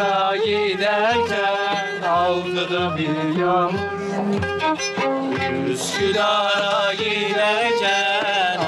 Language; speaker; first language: Turkish; native; Turkish